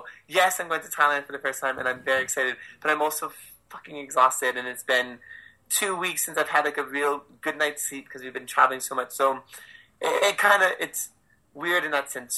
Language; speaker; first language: English; native; English